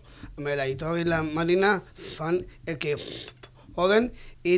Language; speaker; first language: Catalan; non-native, local second language; Spanish